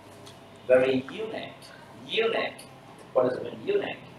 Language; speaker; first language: English; non-native, fluent; Vietnamese